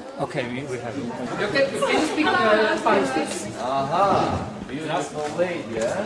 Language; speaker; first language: English; non-native, learner; Slovak